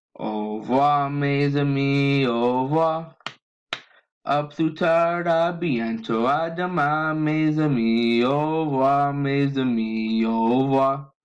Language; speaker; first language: French; non-native, learner; English